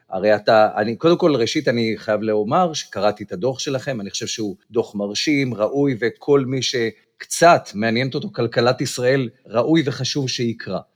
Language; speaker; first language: Hebrew; native; Hebrew